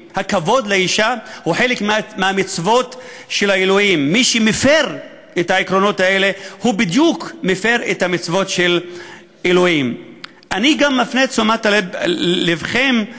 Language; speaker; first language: Hebrew; non-native, local second language; Arabic